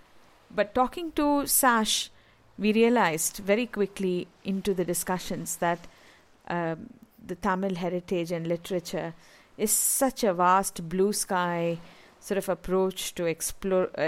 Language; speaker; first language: English; non-native, local second language; Tamil